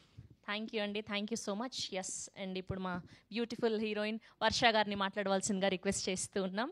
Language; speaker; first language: Telugu; native; Telugu